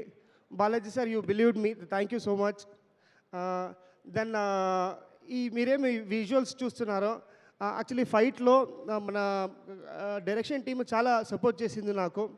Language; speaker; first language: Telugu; non-native, learner; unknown